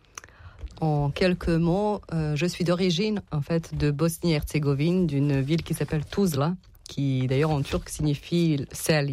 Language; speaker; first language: French; non-native, fluent; Serbian